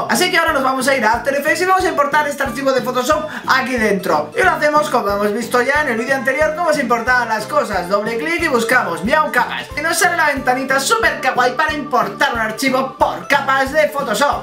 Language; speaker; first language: Spanish; native; Spanish